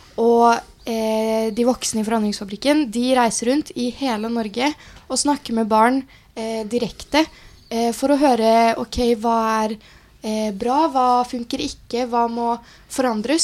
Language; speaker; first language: Norwegian; native; Norwegian